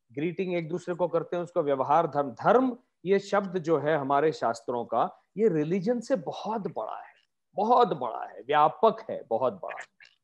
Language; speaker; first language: Hindi; non-native, local second language; Marathi